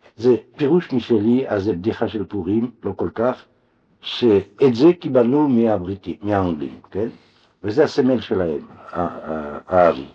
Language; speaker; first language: Hebrew; non-native, fluent; French